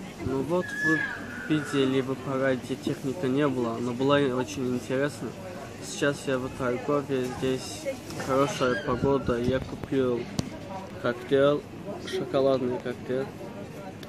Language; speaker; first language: Russian; non-native, fluent; Azerbaijani